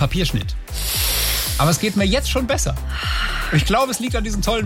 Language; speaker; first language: German; native; German